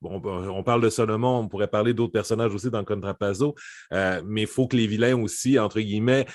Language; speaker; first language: French; native; French